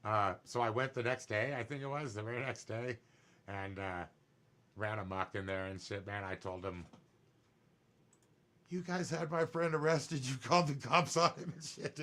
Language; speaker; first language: English; native; English